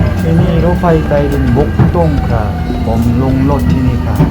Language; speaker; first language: Thai; non-native, learner; Korean